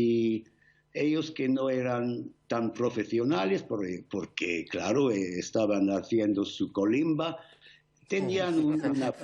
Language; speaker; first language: Spanish; non-native, fluent; English